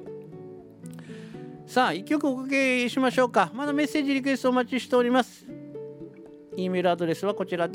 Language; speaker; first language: Japanese; native; Japanese